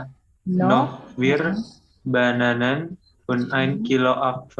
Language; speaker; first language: German; non-native, learner; Indonesian